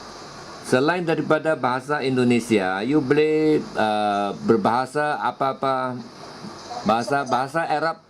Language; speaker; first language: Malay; non-native, local second language; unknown